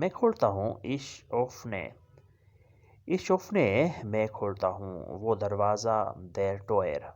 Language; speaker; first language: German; non-native, learner; Urdu